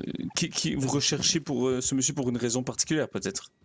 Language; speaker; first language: French; native; French